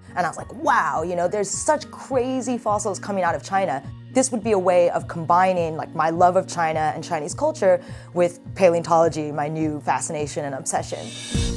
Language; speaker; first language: English; native; English